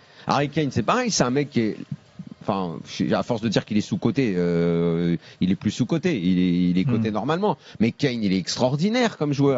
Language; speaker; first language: French; native; French